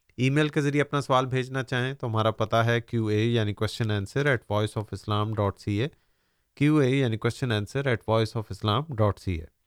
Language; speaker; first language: Urdu; native; Urdu